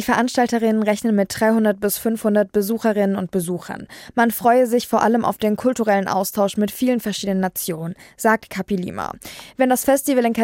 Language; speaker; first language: German; native; German